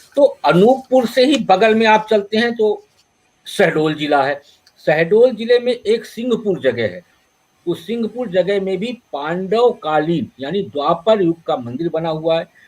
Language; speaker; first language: Hindi; native; Hindi